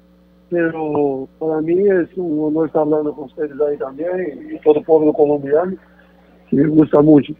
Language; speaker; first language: Spanish; non-native, fluent; Portuguese